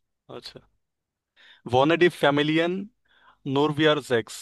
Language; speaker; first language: German; non-native, learner; Bangla